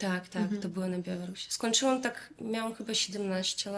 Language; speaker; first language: Polish; non-native, fluent; Russian